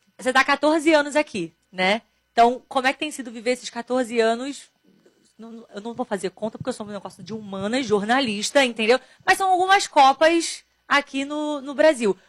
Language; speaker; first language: Portuguese; native; Portuguese